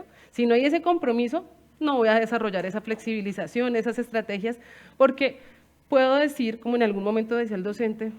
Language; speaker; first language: Spanish; native; Spanish